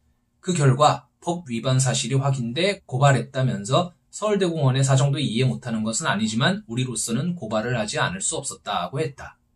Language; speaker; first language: Korean; native; Korean